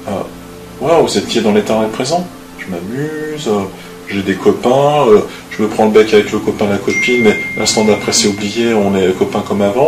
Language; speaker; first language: French; native; French